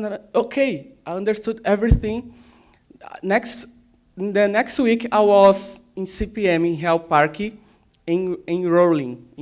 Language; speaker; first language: English; non-native, learner; Portuguese